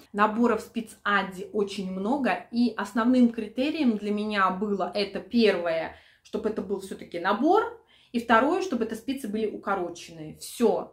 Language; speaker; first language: Russian; native; Russian